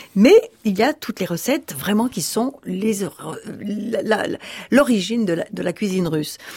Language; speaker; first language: French; early bilingual, other home language; Russian